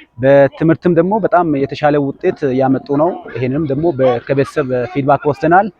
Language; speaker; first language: Amharic; non-native, local second language; Wolaytta